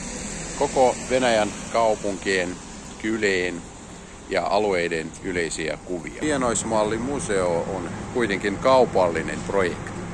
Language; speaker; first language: Finnish; non-native, fluent; Russian